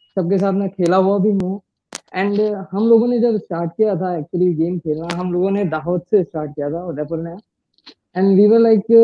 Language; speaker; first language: Hindi; native; Hindi